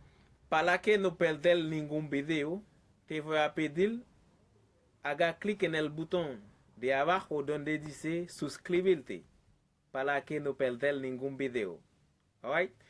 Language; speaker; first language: Spanish; non-native, learner; Haitian Creole